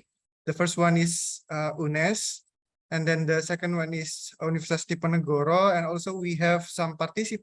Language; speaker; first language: English; non-native, fluent; Indonesian